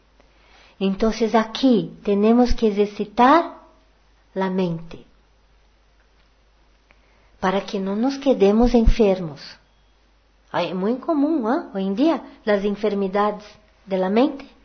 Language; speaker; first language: Portuguese; non-native, learner; Spanish